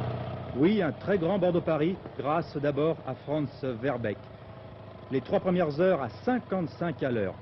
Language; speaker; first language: French; native; French